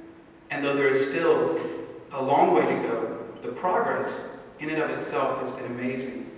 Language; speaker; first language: English; native; English